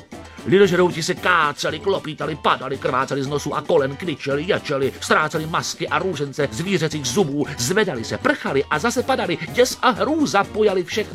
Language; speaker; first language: Czech; native; Czech